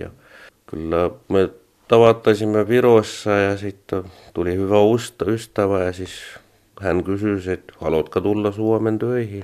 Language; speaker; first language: Finnish; non-native, learner; Estonian